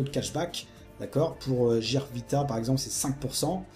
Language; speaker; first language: French; native; French